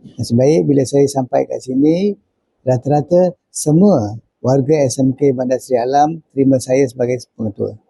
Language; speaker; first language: Malay; non-native, local second language; Tamil